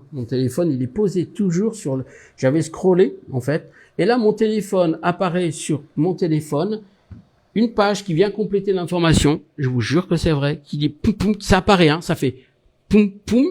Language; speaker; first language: French; native; French